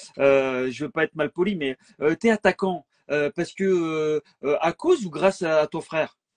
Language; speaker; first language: French; native; French